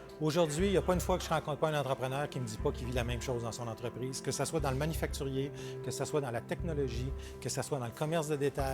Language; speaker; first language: French; native; French